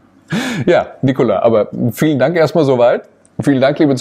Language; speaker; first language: German; native; German